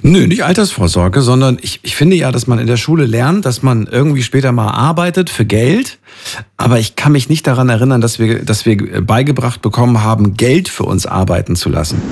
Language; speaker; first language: German; native; German